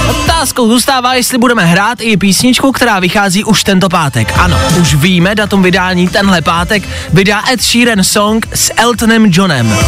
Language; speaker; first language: Czech; native; Czech